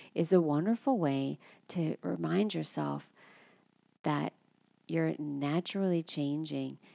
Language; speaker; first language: English; native; English